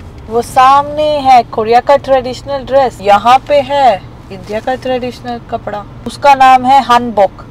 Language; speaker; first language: Hindi; native; Hindi